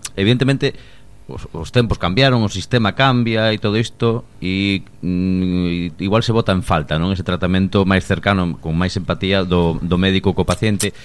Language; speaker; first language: Galician; native; Galician